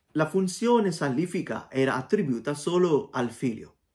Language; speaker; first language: Italian; non-native, fluent; Sinhala